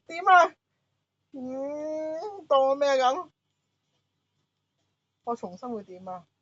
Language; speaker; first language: Chinese; native; Chinese